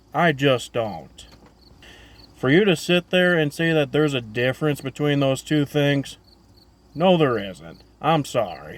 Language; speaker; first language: English; native; English